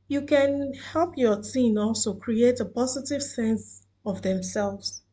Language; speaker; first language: English; non-native, local second language; Yoruba